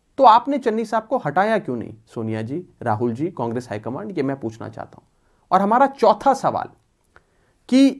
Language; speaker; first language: Hindi; non-native, local second language; Punjabi